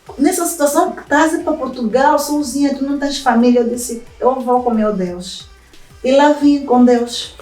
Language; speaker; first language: Portuguese; native; Portuguese